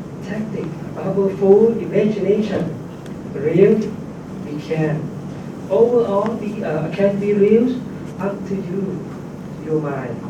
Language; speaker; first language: English; non-native, learner; Thai